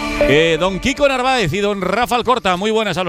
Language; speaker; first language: Spanish; native; Spanish